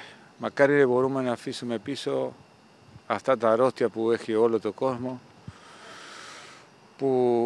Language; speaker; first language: Greek; non-native, fluent; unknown